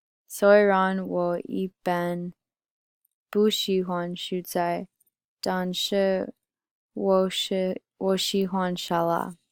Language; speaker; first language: Chinese; non-native, learner; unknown